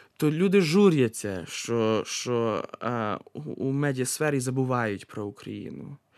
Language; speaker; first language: Ukrainian; early bilingual, heritage; Ukrainian